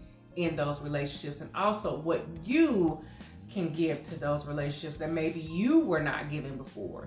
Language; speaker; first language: English; native; English